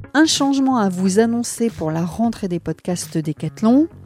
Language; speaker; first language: French; native; French